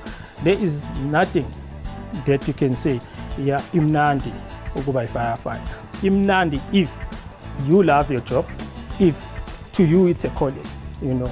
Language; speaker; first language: English; non-native, local second language; Zulu